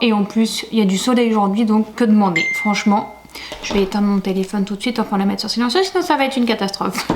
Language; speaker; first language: French; native; French